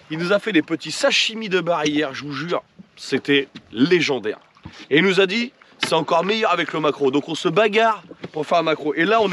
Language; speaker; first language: French; native; French